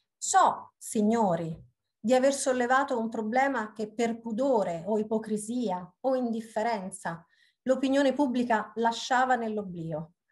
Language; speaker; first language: Italian; native; Italian